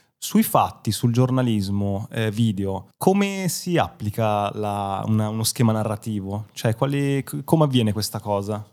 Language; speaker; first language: Italian; native; Italian